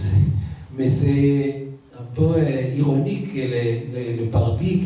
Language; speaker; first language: French; non-native, learner; Hebrew